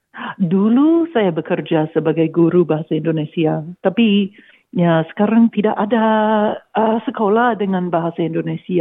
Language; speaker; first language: Indonesian; non-native, learner; English